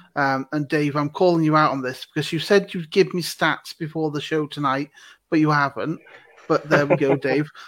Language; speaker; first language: English; native; English